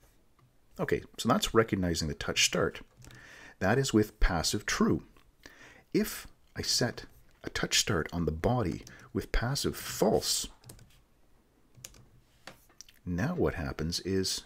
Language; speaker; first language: English; native; English